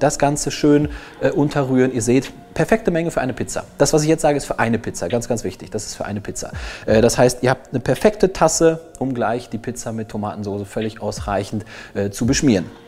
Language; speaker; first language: German; native; German